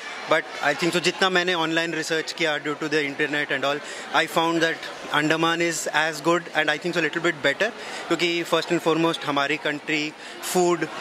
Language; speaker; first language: Hindi; native; Hindi